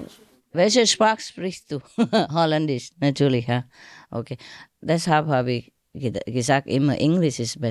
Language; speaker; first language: German; non-native, learner; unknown